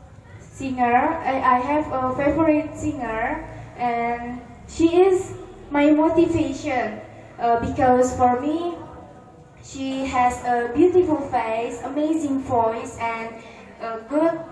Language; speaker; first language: English; non-native, learner; Indonesian